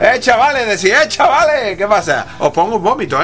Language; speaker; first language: Spanish; native; Spanish